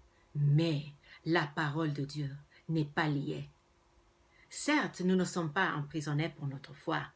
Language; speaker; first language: French; non-native, fluent; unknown